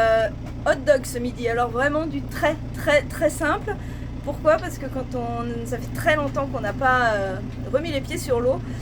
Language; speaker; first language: French; native; French